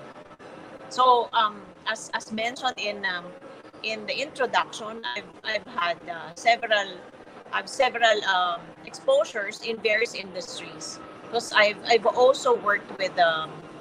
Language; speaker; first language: English; non-native, local second language; Filipino